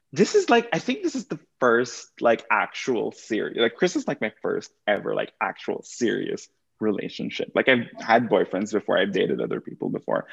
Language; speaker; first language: English; non-native, local second language; Filipino